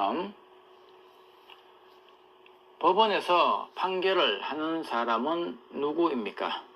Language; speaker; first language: Korean; native; Korean